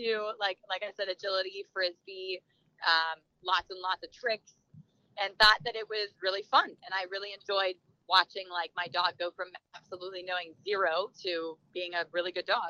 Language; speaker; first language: English; native; English